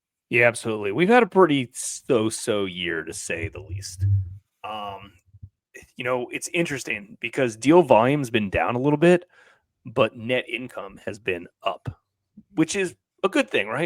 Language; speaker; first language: English; native; English